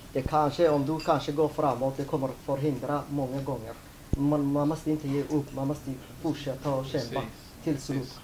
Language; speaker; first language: Swedish; non-native, fluent; Somali